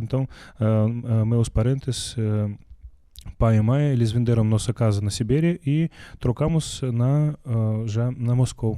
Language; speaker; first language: Portuguese; non-native, learner; Russian